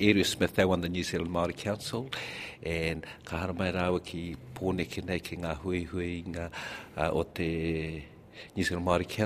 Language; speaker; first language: English; native; English